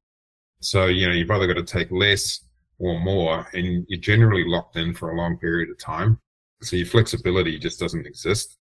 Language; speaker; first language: English; native; English